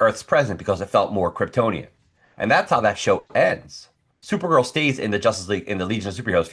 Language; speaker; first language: English; native; English